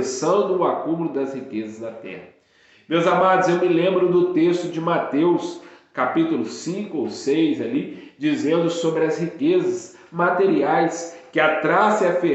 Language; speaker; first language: Portuguese; native; Portuguese